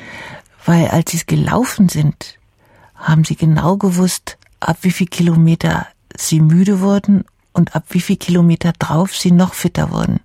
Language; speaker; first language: German; native; German